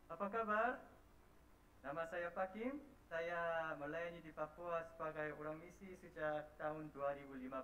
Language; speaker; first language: Indonesian; non-native, learner; Korean